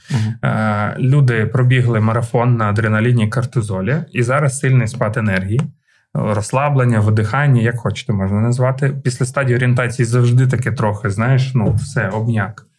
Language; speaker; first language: Ukrainian; non-native, local second language; Russian